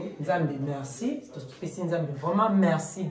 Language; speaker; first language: French; non-native, local second language; Lingala